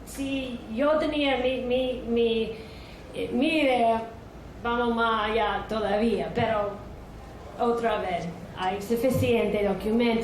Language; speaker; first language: Spanish; non-native, fluent; English